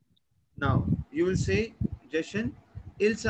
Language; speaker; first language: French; non-native, learner; Hindi